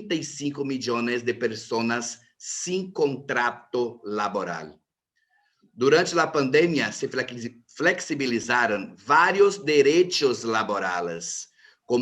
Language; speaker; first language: Spanish; non-native, fluent; Portuguese